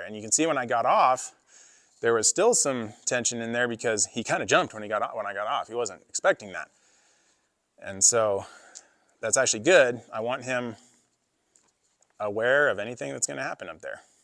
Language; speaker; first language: English; native; English